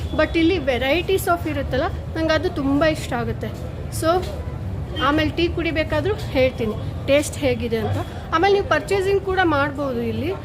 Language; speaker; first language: Kannada; non-native, local second language; Konkani